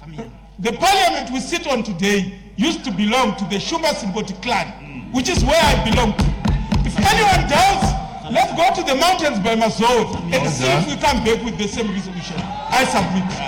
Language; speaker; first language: English; non-native, local second language; Shona